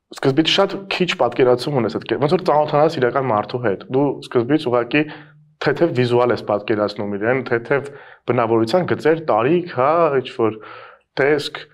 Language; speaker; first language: Armenian; native; Armenian